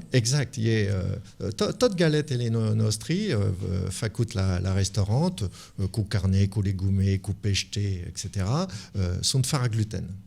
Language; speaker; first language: Romanian; non-native, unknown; French